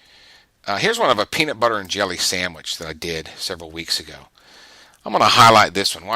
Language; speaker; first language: English; native; English